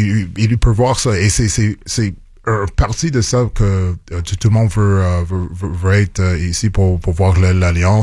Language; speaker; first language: French; non-native, local second language; English